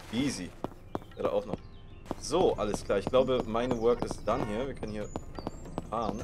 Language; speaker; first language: German; native; German